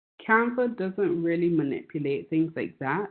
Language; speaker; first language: English; native; English